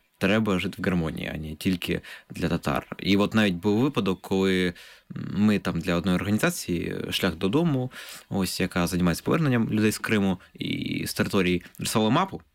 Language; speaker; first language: Ukrainian; non-native, local second language; Russian